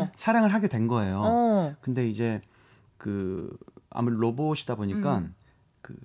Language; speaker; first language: Korean; native; Korean